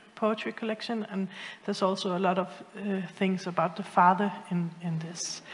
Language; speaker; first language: English; non-native, fluent; Danish